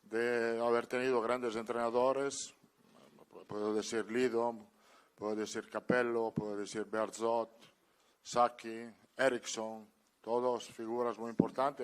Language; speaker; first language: Spanish; non-native, fluent; Italian